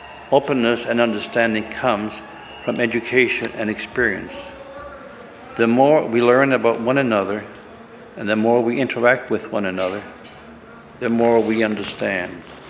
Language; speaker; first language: English; native; English